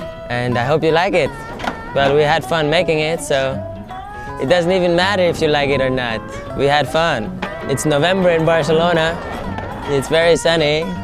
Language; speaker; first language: English; non-native, fluent; Latvian